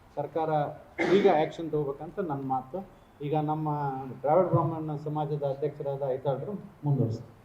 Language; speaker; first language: Kannada; non-native, local second language; Tulu